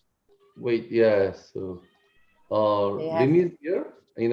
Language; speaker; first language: English; non-native, learner; Korean